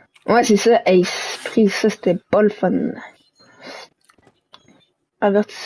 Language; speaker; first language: French; native; French